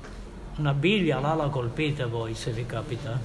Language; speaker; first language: Italian; native; Italian